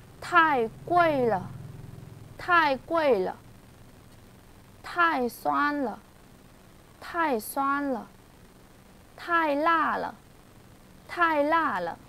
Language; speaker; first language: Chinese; non-native, fluent; Vietnamese